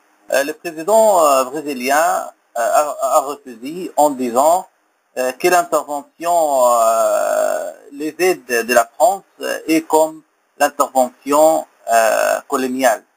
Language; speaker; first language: French; non-native, learner; Arabic